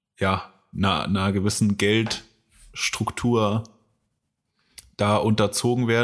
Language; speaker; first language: German; native; German